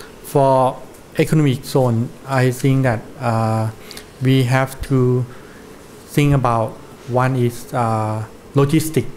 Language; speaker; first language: English; non-native, learner; Thai